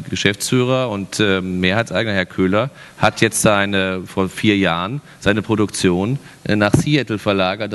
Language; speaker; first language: German; native; German